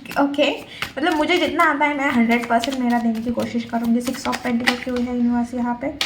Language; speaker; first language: Hindi; non-native, local second language; Marathi